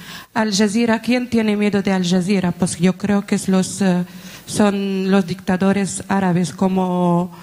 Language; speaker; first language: Spanish; non-native, fluent; Arabic